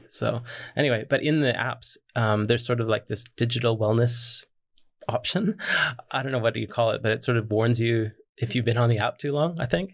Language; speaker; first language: English; native; English